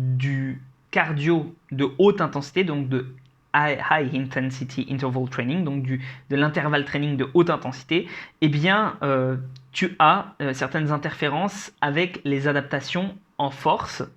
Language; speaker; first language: French; native; French